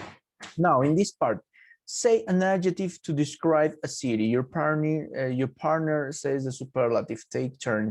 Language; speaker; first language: English; non-native, fluent; Spanish